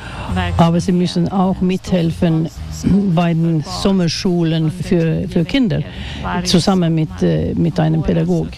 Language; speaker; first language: German; non-native, fluent; Swedish